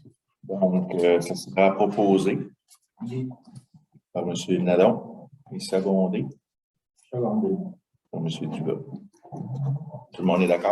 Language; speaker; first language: French; native; French